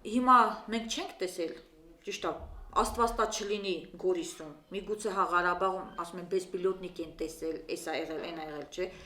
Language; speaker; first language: Armenian; native; Armenian